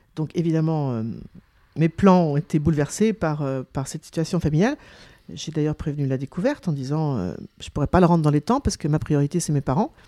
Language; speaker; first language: French; native; French